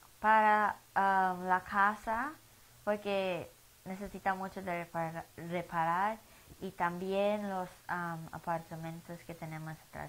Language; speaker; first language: Spanish; early bilingual, heritage; Spanish